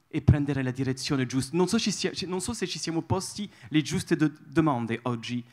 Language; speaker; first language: Italian; non-native, fluent; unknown